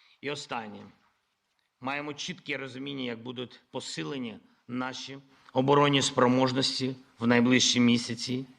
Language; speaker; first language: Ukrainian; non-native, local second language; Russian